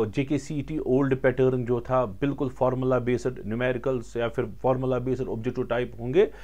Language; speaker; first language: Hindi; non-native, local second language; Kashmiri